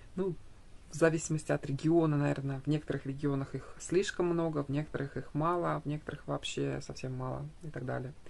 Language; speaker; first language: Russian; native; Russian